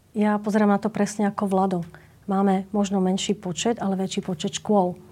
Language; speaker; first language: Slovak; native; Slovak